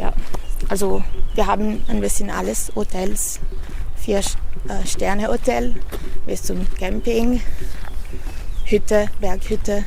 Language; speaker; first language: German; non-native, fluent; Italian